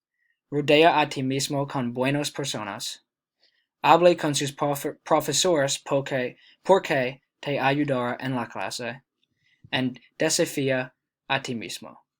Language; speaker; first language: Spanish; non-native, learner; English